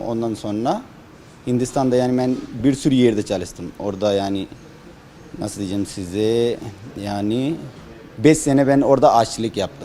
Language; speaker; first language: Turkish; non-native, learner; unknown